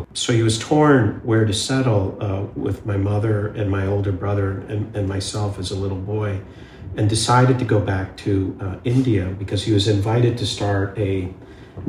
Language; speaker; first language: English; early bilingual, other home language; Hindi